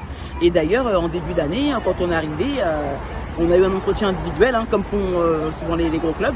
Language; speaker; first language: French; native; French